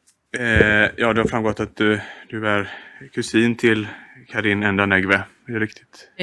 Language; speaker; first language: Swedish; native; Swedish